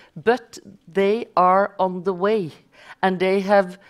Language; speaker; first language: English; non-native, fluent; Norwegian